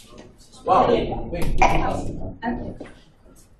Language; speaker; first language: English; non-native, learner; Arabic